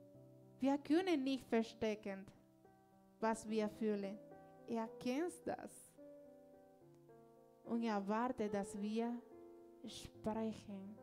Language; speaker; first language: German; non-native, learner; Spanish